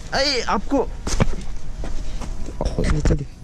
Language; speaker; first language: Hindi; non-native, local second language; Nepali